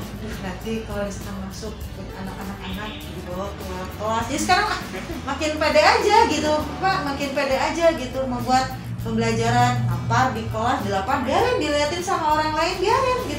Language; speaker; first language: Indonesian; non-native, local second language; Sundanese